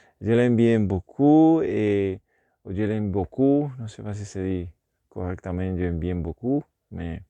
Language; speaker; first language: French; non-native, learner; Spanish